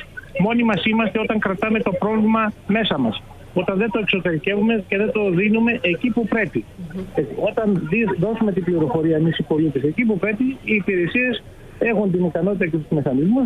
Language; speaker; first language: Greek; native; Greek